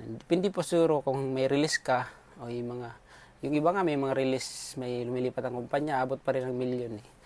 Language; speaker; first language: Filipino; non-native, local second language; Cebuano